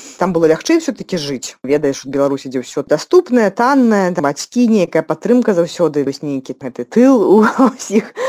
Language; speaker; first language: Belarusian; non-native, local second language; Russian